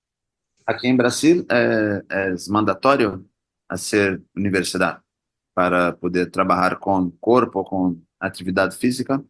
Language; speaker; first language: Spanish; non-native, learner; Portuguese